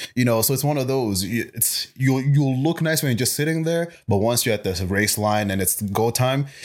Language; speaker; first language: English; non-native, local second language; Yoruba